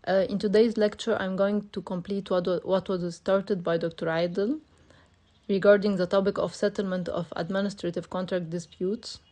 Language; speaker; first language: English; non-native, fluent; Arabic